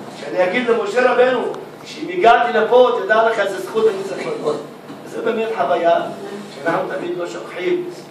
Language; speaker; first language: Hebrew; early bilingual, other home language; Arabic